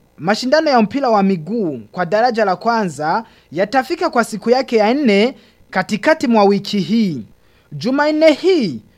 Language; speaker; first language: Swahili; non-native, local second language; Rundi